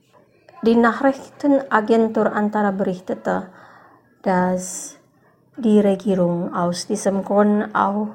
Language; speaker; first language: German; non-native, fluent; Indonesian